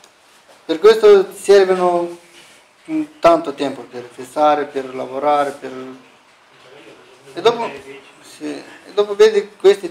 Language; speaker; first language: Italian; non-native, learner; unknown